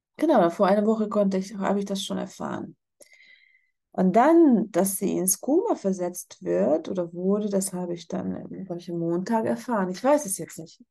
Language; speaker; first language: German; non-native, fluent; Hungarian